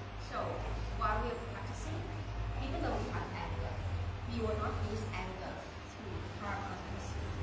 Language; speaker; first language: English; non-native, fluent; Thai